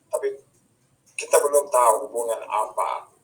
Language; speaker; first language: Indonesian; non-native, fluent; English